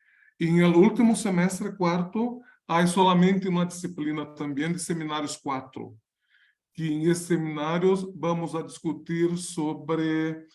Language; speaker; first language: Spanish; non-native, learner; Portuguese